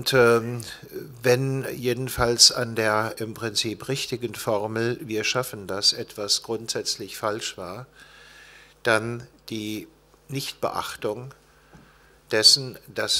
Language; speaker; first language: German; native; German